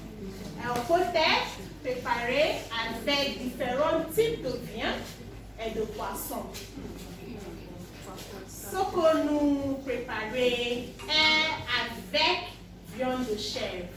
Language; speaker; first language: French; non-native, learner; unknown